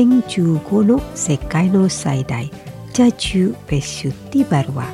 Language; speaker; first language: Japanese; non-native, fluent; Indonesian